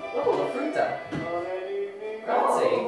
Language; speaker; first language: Italian; non-native, learner; English